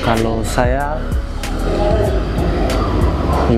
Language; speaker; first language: Indonesian; non-native, learner; Korean